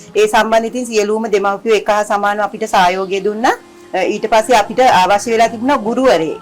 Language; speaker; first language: Sinhala; non-native, local second language; Tamil